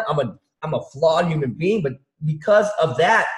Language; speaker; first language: English; early bilingual, other home language; Vietnamese